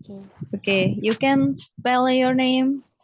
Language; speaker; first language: English; non-native, fluent; Javanese